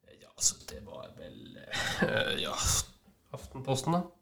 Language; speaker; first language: Norwegian; native; Norwegian